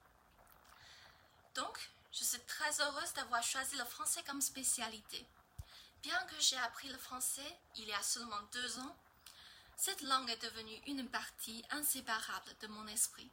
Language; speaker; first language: French; non-native, learner; Chinese